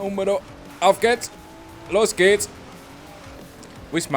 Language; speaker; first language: German; native; German